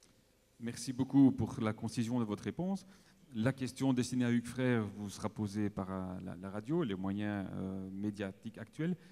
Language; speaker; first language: French; native; French